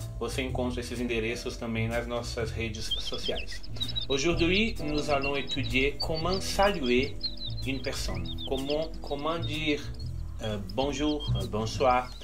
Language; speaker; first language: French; non-native, fluent; Portuguese